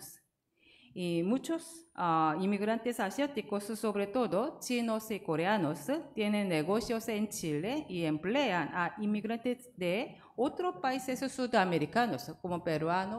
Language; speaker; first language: Spanish; non-native, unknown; Korean